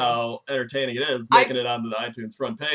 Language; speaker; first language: English; native; English